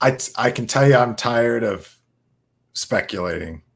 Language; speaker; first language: English; native; English